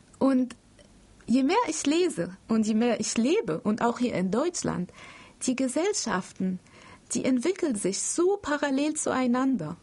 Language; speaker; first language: German; non-native, fluent; Arabic